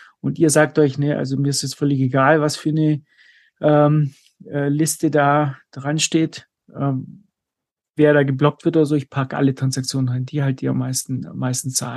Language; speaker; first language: German; native; German